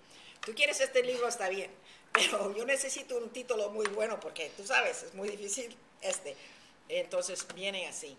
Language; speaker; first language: Spanish; early bilingual, heritage; Spanish